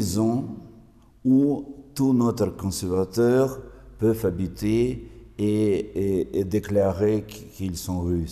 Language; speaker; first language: French; non-native, fluent; Russian